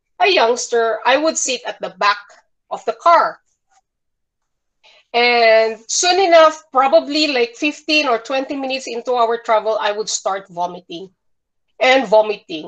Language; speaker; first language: English; non-native, local second language; Cebuano